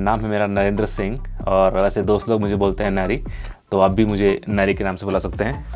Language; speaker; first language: Hindi; native; Hindi